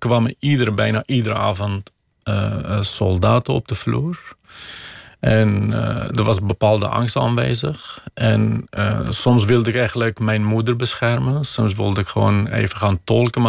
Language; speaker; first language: Dutch; non-native, fluent; Kurdish